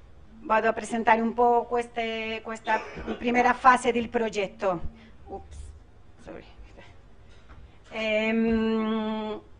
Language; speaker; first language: Italian; non-native, learner; Spanish